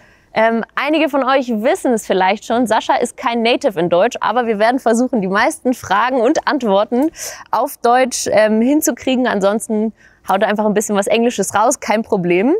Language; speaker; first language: German; native; German